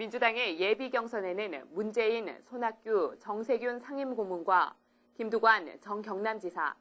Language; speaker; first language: Korean; native; Korean